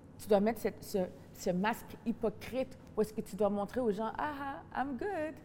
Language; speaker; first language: French; native; French